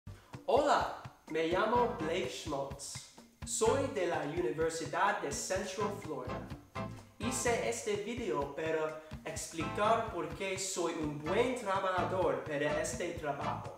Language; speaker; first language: Spanish; non-native, learner; English